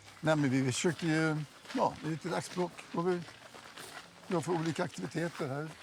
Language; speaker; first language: Swedish; native; Swedish